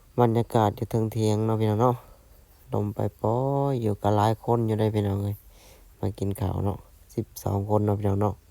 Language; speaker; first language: Thai; non-native, local second language; Lao